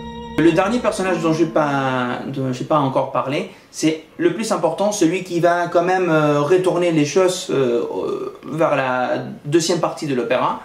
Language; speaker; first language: French; non-native, fluent; Spanish